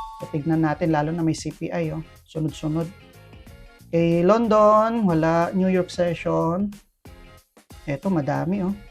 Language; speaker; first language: Filipino; native; Filipino